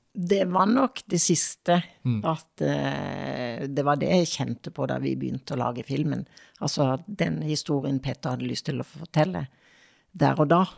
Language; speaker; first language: Norwegian; native; Norwegian